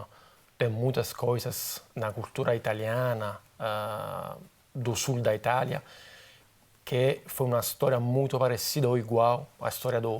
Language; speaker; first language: Portuguese; non-native, fluent; Italian